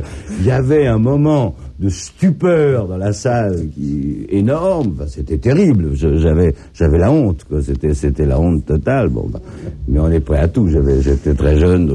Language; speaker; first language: French; native; French